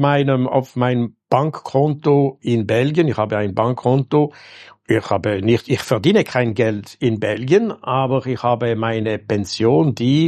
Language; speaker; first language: German; non-native, local second language; French